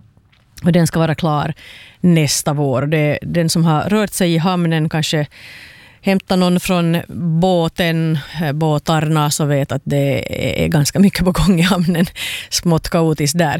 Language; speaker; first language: Swedish; native; Swedish